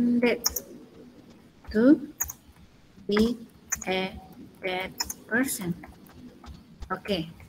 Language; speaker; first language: English; non-native, learner; Indonesian